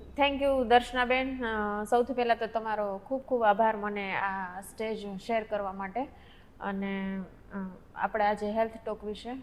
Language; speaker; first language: Gujarati; native; Gujarati